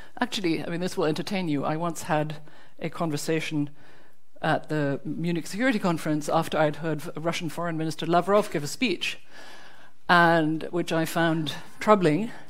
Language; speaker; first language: English; non-native, fluent; German